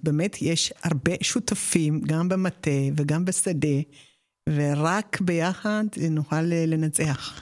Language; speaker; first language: Hebrew; non-native, fluent; Amharic